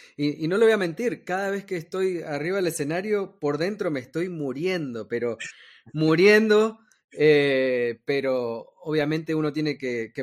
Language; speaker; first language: Spanish; native; Spanish